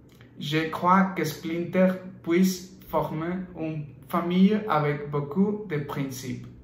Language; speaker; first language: French; non-native, learner; Spanish